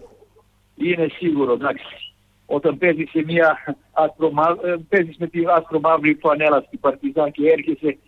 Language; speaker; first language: Greek; non-native, fluent; Serbian